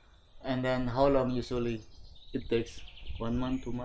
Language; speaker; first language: English; non-native, learner; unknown